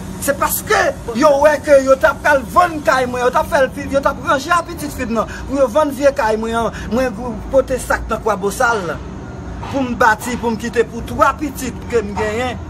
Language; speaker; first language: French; non-native, learner; Haitian Creole